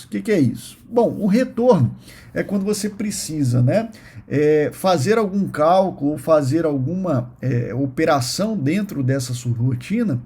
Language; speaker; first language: Portuguese; native; Portuguese